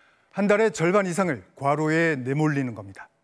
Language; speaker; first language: Korean; native; Korean